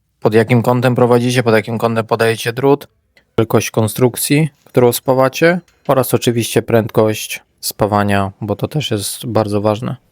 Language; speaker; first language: Polish; native; Polish